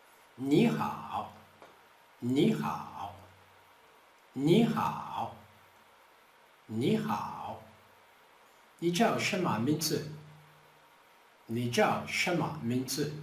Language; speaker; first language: Chinese; non-native, fluent; Portuguese